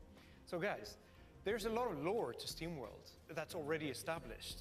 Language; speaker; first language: English; non-native, fluent; Swedish